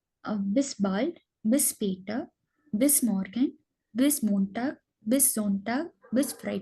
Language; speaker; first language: German; non-native, learner; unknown